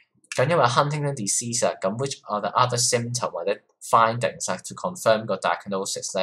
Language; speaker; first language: English; non-native, local second language; Cantonese